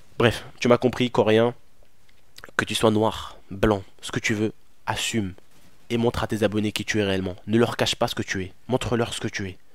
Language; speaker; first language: French; early bilingual, other home language; Arabic